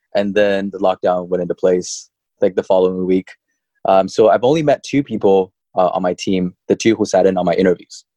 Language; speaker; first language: English; early bilingual, other home language; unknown